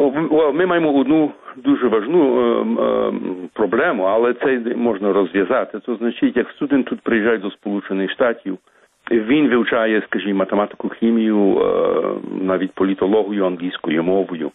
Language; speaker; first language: Ukrainian; early bilingual, heritage; Ukrainian